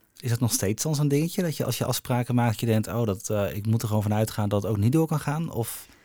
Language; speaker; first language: Dutch; native; Dutch